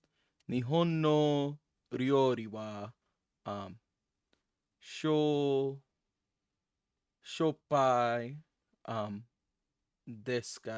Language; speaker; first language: Japanese; non-native, learner; English